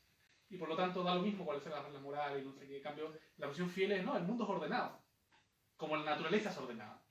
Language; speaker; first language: Spanish; native; Spanish